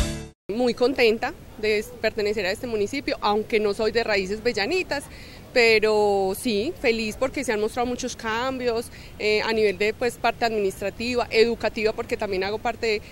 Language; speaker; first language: Spanish; native; Spanish